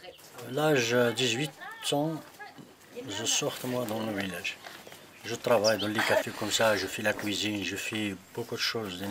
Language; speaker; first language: French; non-native, learner; Berber languages